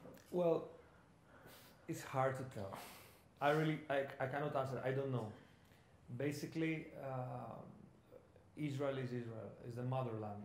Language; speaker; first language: English; non-native, fluent; Greek